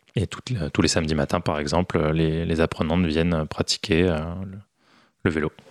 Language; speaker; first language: French; native; French